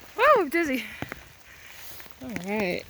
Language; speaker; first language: English; native; English